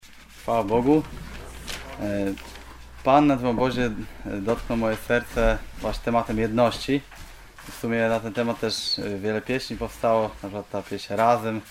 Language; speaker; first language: Polish; native; Polish